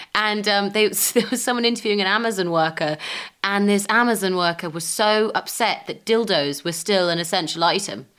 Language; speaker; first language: English; native; English